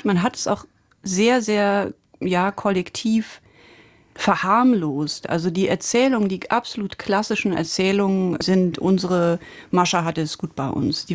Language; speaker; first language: German; native; German